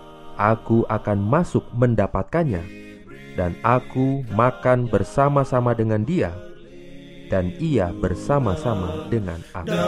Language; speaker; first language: Indonesian; native; Indonesian